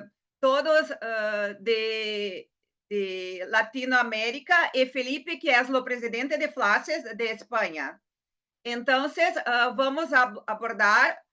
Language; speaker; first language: Spanish; non-native, learner; Portuguese